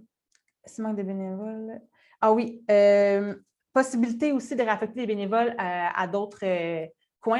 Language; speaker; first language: French; native; French